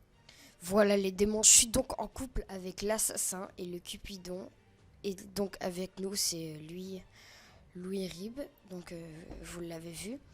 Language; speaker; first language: French; native; French